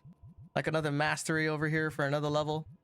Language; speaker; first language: English; native; English